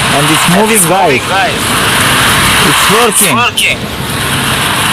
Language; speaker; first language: English; non-native, learner; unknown